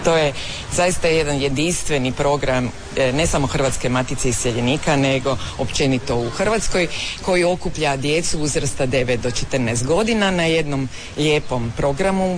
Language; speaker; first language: Serbian; native; Serbian